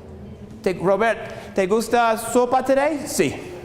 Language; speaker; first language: Spanish; non-native, learner; English